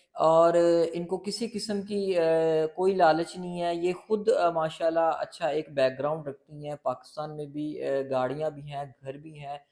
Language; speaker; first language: Urdu; native; Urdu